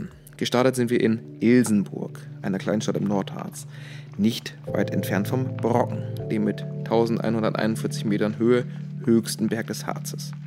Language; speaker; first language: German; native; German